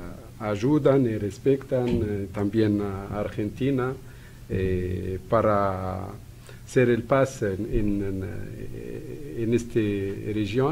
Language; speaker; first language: Spanish; non-native, fluent; Arabic